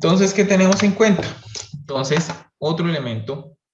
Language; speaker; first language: Spanish; native; Spanish